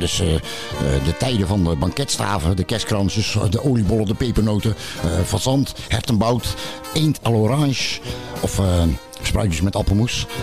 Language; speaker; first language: Dutch; native; Dutch